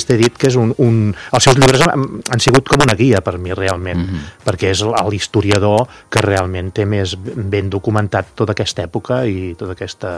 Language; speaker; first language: Catalan; native; Catalan